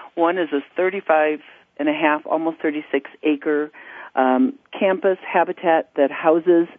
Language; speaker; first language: English; native; English